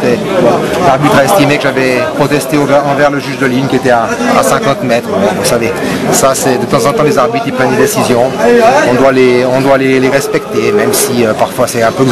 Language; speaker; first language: French; native; French